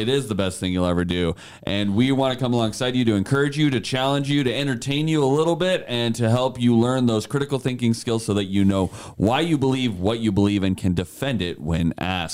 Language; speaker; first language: English; native; English